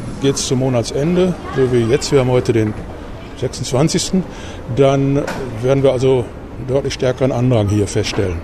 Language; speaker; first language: German; native; German